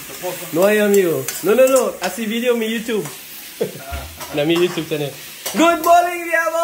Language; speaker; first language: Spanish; non-native, learner; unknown